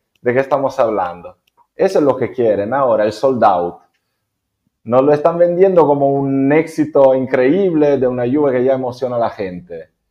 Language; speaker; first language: Spanish; non-native, fluent; Italian